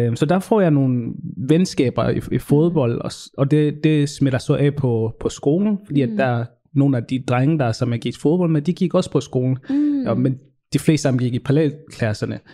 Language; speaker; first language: Danish; early bilingual, other home language; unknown